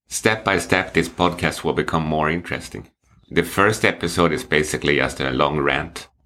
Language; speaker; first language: English; non-native, fluent; Swedish